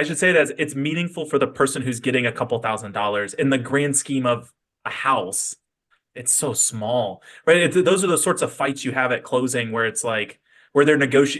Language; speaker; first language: English; native; English